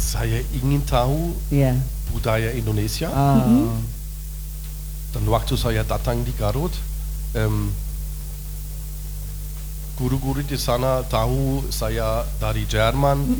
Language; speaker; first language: Indonesian; non-native, learner; German